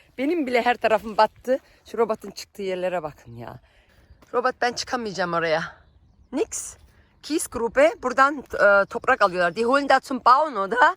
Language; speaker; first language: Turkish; early bilingual, heritage; Turkish